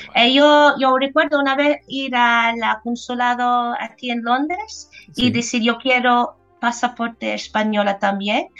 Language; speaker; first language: Spanish; non-native, fluent; English